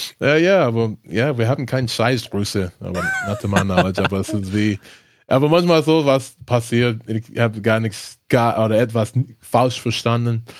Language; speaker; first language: German; non-native, learner; English